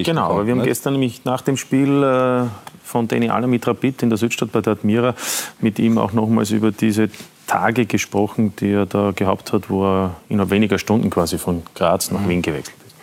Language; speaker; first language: German; native; German